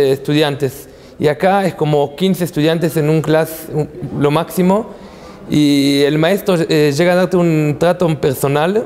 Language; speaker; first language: Spanish; non-native, fluent; Hebrew